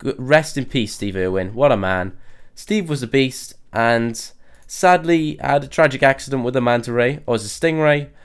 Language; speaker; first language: English; native; English